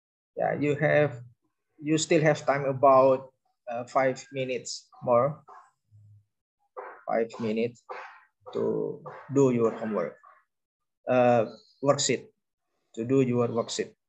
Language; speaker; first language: English; non-native, learner; Indonesian